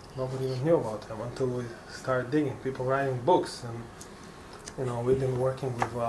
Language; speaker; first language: English; non-native, fluent; Lithuanian